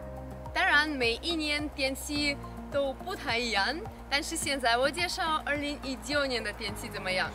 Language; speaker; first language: Chinese; non-native, fluent; Russian